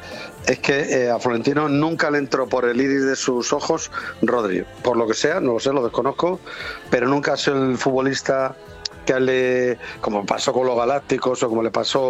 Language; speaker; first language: Spanish; native; Spanish